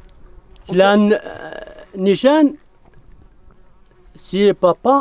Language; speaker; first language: French; non-native, learner; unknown